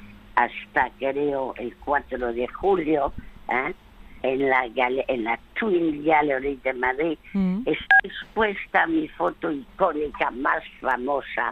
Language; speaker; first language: Spanish; early bilingual, other home language; French